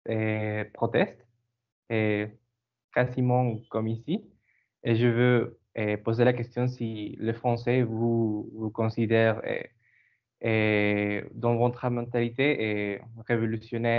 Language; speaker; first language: French; non-native, learner; Spanish